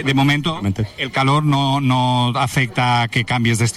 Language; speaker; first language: Spanish; non-native, local second language; Catalan